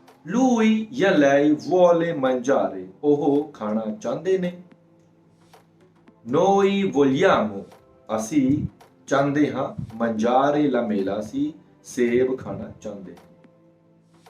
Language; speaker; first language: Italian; non-native, fluent; Punjabi